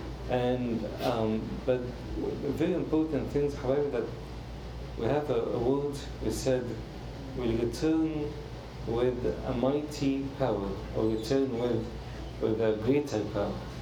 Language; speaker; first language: English; non-native, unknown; Arabic